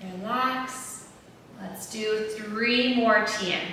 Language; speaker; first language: English; native; English